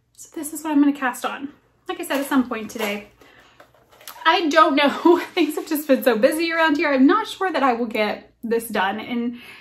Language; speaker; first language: English; native; English